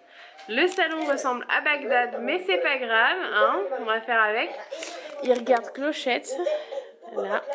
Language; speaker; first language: French; native; French